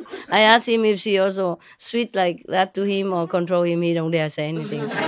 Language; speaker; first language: English; non-native, fluent; Vietnamese